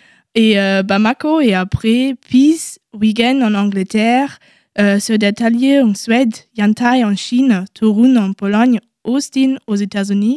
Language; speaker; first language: French; non-native, learner; German